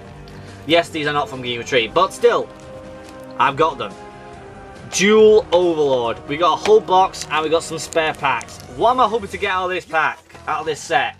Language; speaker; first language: English; native; English